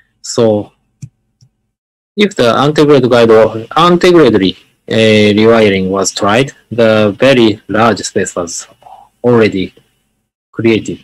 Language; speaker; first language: English; non-native, learner; Japanese